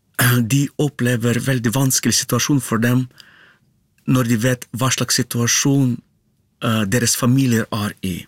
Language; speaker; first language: Norwegian; non-native, learner; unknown